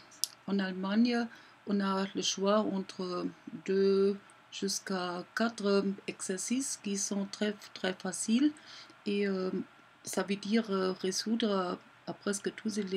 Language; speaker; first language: French; non-native, learner; German